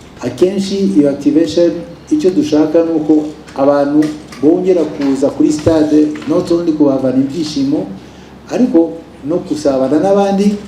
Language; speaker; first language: Kinyarwanda; native; Kinyarwanda